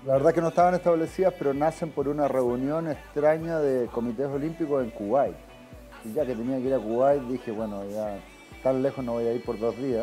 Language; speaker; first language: Spanish; native; Spanish